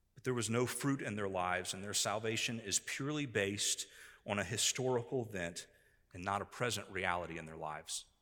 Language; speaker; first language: English; native; English